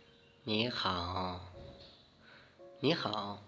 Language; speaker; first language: Chinese; non-native, fluent; Hmong